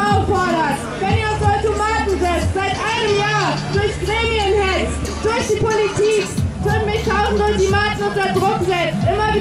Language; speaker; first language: German; native; German